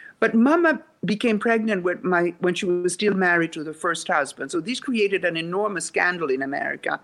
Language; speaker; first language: English; non-native, fluent; Italian